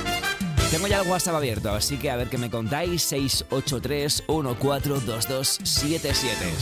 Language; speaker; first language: Spanish; native; Spanish